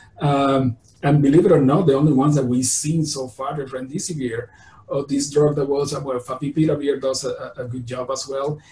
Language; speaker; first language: English; non-native, fluent; Spanish